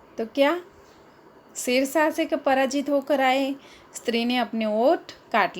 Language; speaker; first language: Hindi; non-native, local second language; Gujarati